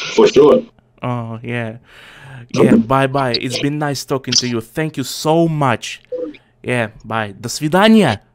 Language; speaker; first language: English; non-native, fluent; Russian